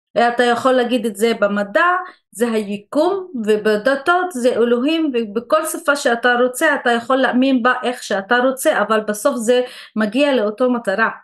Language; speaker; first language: Hebrew; non-native, local second language; Arabic